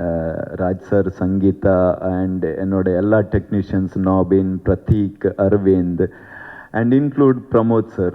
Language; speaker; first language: Tamil; non-native, learner; Kannada